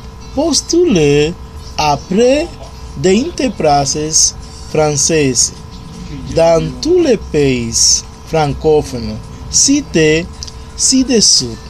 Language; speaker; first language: French; non-native, learner; Spanish